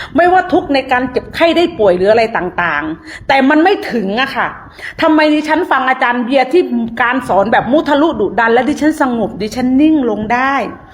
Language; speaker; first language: Thai; native; Thai